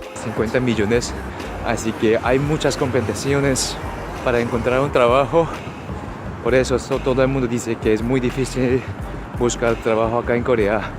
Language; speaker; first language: Spanish; non-native, fluent; Korean